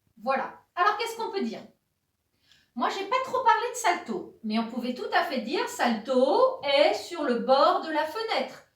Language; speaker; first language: French; native; French